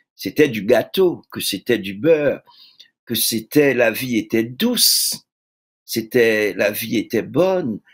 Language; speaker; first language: French; native; French